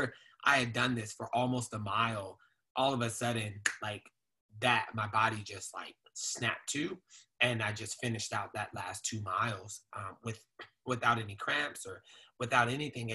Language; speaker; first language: English; native; English